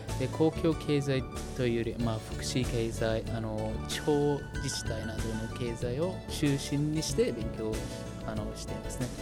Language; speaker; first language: Japanese; non-native, fluent; Mongolian